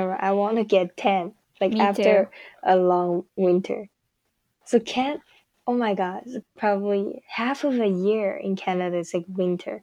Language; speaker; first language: English; non-native, fluent; Chinese